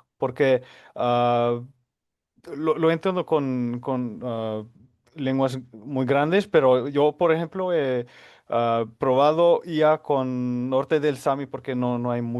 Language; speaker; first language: Spanish; non-native, fluent; Finnish